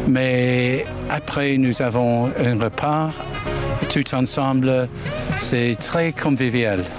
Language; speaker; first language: French; non-native, learner; English